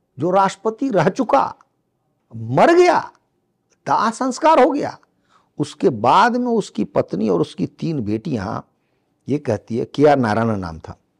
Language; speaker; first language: Hindi; native; Hindi